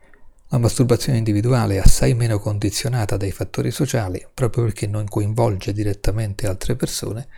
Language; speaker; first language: Italian; native; Italian